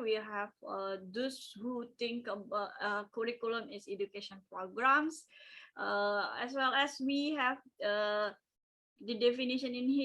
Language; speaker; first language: English; non-native, local second language; Indonesian